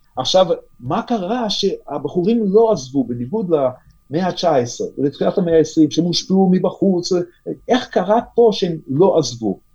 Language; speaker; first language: Hebrew; non-native, fluent; Yiddish